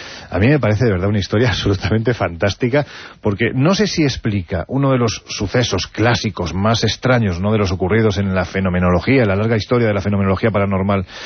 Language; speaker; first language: Spanish; native; Spanish